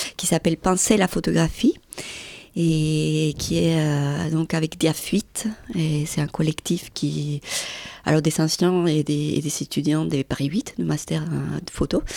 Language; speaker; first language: French; non-native, fluent; Spanish